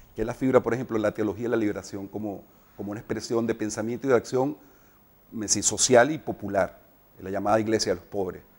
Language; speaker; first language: Spanish; native; Spanish